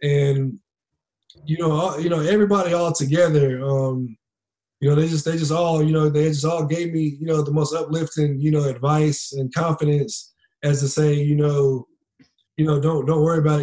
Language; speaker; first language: English; native; English